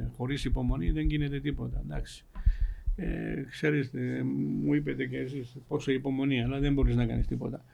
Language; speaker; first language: Greek; non-native, fluent; Georgian